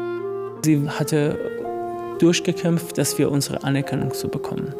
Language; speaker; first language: German; non-native, fluent; Persian